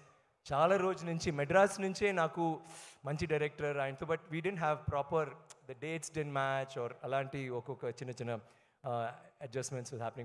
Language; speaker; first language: Telugu; non-native, learner; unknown